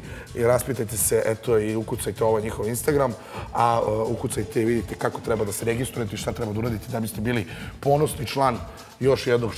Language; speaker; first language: Serbian; native; Serbian